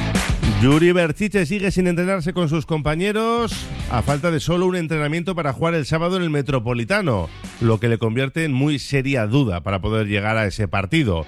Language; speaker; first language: Spanish; native; Spanish